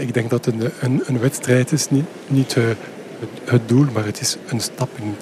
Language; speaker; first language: Dutch; non-native, fluent; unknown